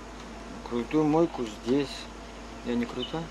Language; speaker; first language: Russian; early bilingual, heritage; Russian